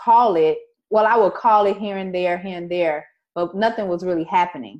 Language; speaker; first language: English; native; English